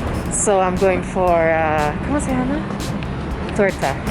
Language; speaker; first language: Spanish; non-native, learner; English